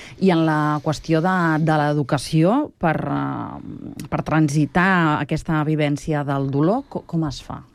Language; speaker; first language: Catalan; native; Catalan